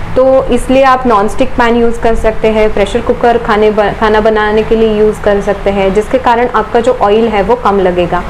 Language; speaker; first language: Hindi; non-native, local second language; Marathi